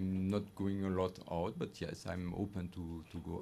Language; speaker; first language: English; non-native, fluent; French